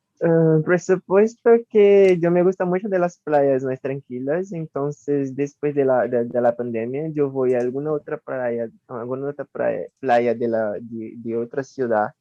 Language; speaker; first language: Spanish; non-native, learner; Portuguese